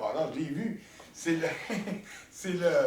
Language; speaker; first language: French; native; French